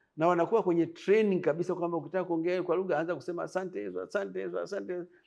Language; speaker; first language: Swahili; native; Swahili